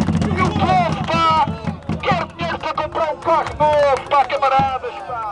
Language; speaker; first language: Portuguese; native; Portuguese